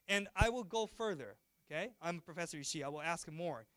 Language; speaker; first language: English; non-native, fluent; Japanese